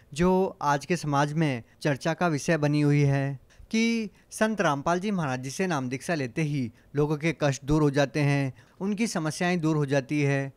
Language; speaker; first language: Hindi; native; Hindi